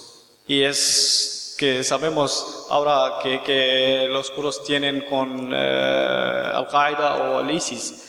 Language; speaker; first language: Spanish; non-native, learner; Kurdish